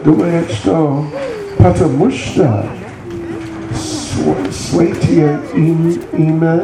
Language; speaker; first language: Russian; non-native, learner; English